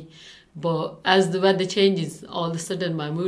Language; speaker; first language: English; non-native, local second language; Urdu